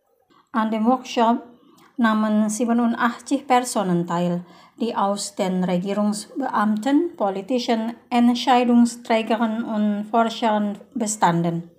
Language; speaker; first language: German; non-native, fluent; Indonesian